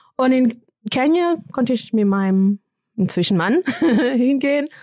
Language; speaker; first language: German; non-native, fluent; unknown